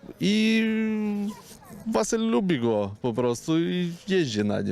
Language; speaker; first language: Polish; non-native, fluent; Ukrainian